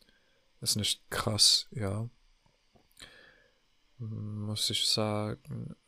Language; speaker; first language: German; non-native, learner; English